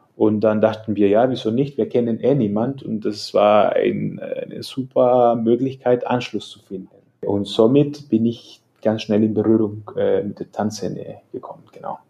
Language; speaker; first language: German; non-native, fluent; Spanish